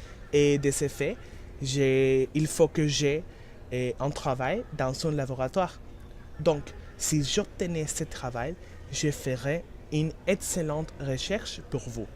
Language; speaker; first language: French; non-native, learner; Spanish